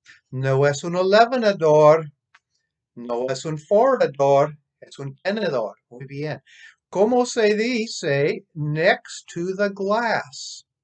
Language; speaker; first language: Spanish; non-native, fluent; English